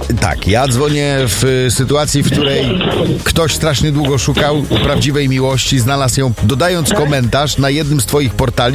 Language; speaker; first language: Polish; native; Polish